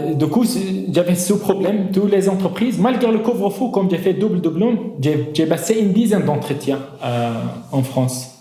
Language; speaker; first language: French; non-native, fluent; Arabic